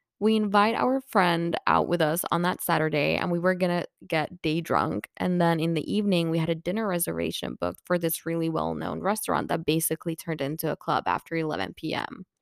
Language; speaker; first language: English; non-native, fluent; Swedish